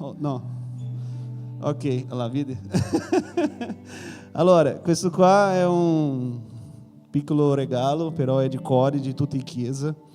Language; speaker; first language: Italian; non-native, learner; Portuguese